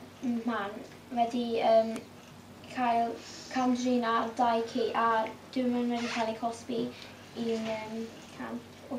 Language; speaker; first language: Welsh; non-native, local second language; English